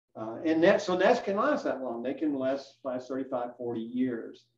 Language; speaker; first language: English; native; English